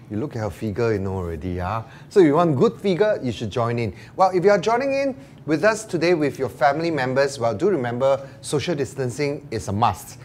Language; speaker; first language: English; non-native, local second language; Chinese